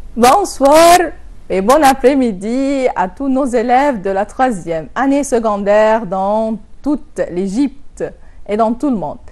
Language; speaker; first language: French; non-native, fluent; Arabic